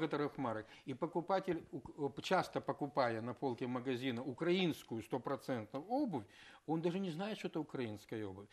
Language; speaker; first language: Russian; native; Russian